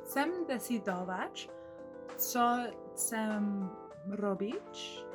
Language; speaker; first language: Polish; early bilingual, heritage; Polish